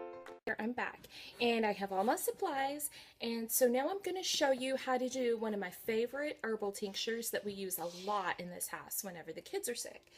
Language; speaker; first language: English; native; English